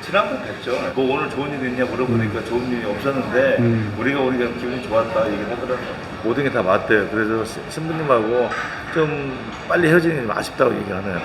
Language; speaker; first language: Korean; native; Korean